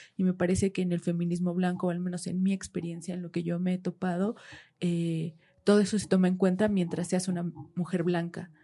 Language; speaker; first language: Spanish; native; Spanish